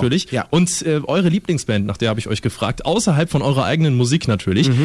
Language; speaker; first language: German; native; German